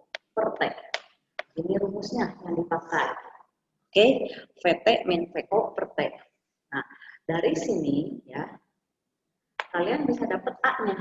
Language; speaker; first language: Indonesian; native; Indonesian